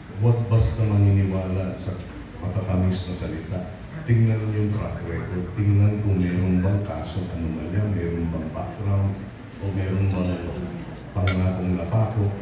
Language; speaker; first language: Filipino; native; Filipino